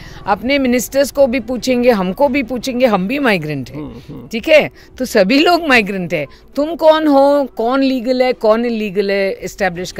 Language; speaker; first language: Hindi; non-native, local second language; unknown